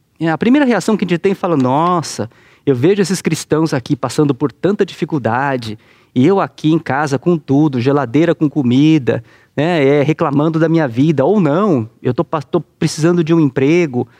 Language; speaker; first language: Portuguese; native; Portuguese